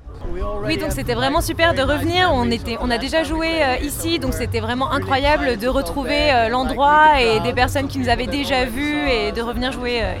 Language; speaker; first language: French; non-native, fluent; Dutch